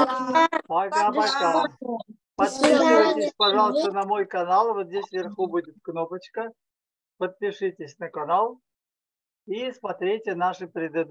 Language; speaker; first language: Russian; native; Russian